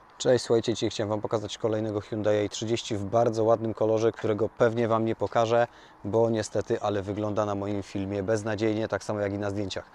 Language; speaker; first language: Polish; native; Polish